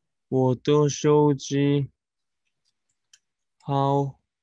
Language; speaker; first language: Chinese; non-native, learner; Korean